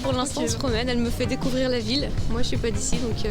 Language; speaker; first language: French; native; French